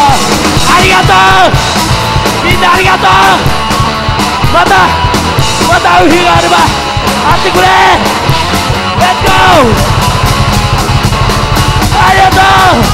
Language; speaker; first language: Japanese; native; Japanese